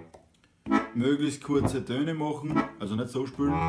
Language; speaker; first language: German; native; German